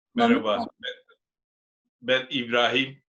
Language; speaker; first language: Turkish; native; Turkish